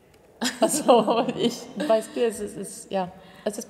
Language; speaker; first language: German; non-native, fluent; Swedish